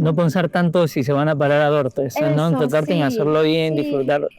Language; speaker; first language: Spanish; native; Spanish